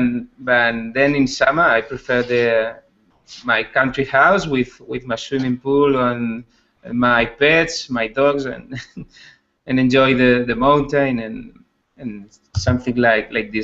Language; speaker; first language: English; non-native, learner; Spanish